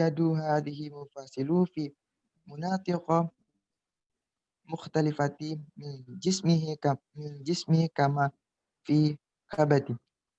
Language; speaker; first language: Arabic; non-native, learner; Indonesian